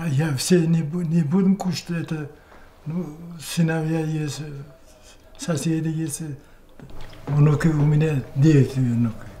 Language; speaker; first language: Russian; non-native, local second language; Uzbek